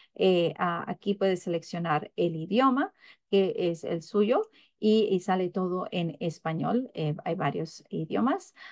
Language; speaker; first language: Spanish; early bilingual, heritage; English